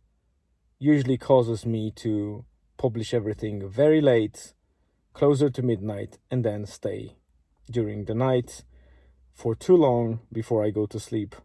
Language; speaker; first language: English; non-native, fluent; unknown